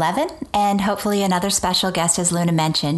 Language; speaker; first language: English; native; English